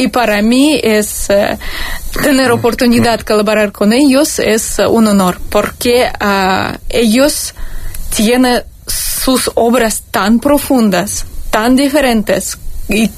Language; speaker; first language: Spanish; non-native, fluent; Russian